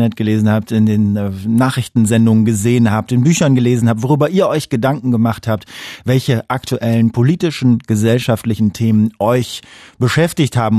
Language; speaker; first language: German; native; German